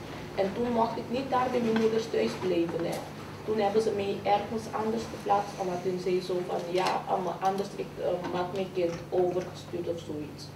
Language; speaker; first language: Dutch; early bilingual, other home language; Papiamento